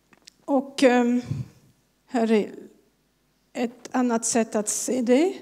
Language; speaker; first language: Swedish; non-native, fluent; French